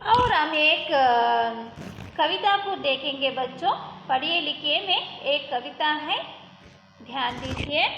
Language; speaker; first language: Hindi; non-native, local second language; Kannada